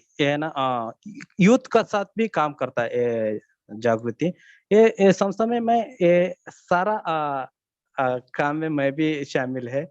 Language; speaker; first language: Hindi; non-native, learner; Kannada